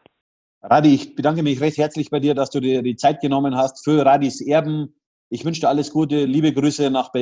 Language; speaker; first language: German; native; German